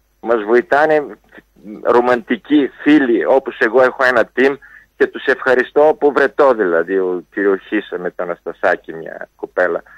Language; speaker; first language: Greek; non-native, fluent; Bulgarian